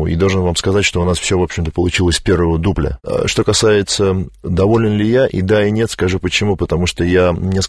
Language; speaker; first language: Russian; native; Russian